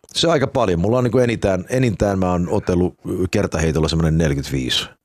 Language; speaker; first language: Finnish; non-native, fluent; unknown